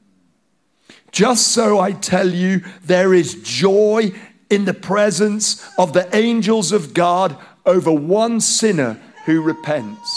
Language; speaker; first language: English; non-native, local second language; Hausa